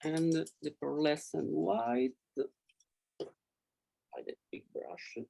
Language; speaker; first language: English; non-native, learner; Italian